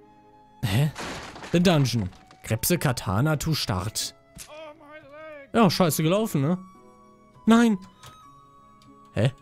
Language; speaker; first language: German; native; German